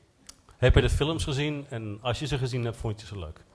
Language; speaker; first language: Dutch; native; Dutch